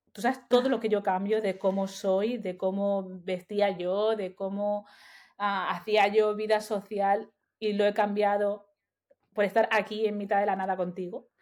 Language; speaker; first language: Spanish; native; Spanish